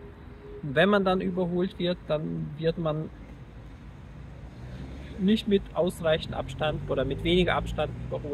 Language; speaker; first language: German; native; German